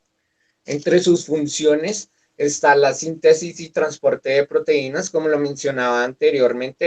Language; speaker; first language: Spanish; native; Spanish